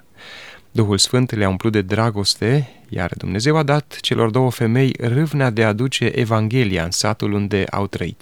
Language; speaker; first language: Romanian; native; Romanian